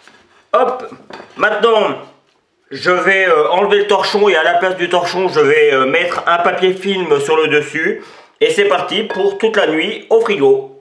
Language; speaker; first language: French; native; French